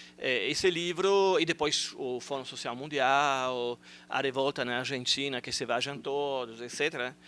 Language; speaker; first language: Portuguese; non-native, fluent; Italian